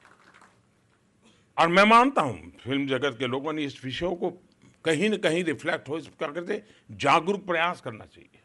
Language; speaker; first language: Hindi; non-native, local second language; Gujarati